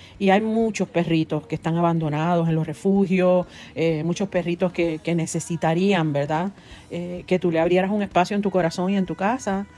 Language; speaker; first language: Spanish; native; Spanish